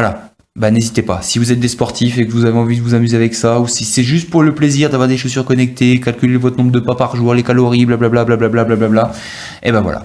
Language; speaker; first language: French; native; French